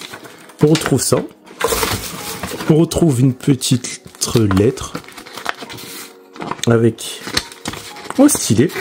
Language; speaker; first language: French; native; French